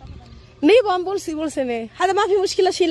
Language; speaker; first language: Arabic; non-native, learner; Bangla